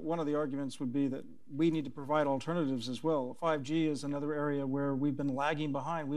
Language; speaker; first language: English; native; English